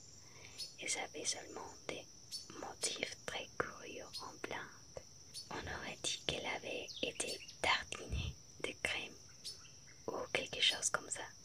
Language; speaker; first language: French; non-native, fluent; Spanish